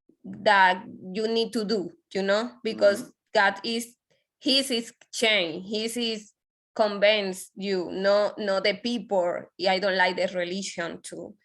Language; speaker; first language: English; non-native, learner; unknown